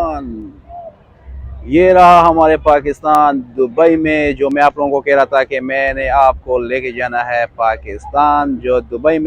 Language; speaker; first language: Hindi; non-native, local second language; Punjabi